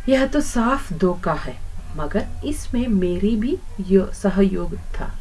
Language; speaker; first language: Hindi; non-native, local second language; Kannada